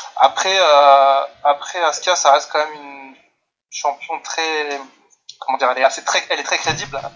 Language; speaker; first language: French; native; French